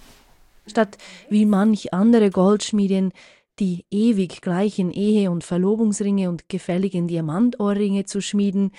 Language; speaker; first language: German; native; German